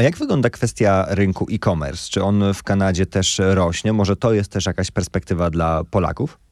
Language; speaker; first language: Polish; native; Polish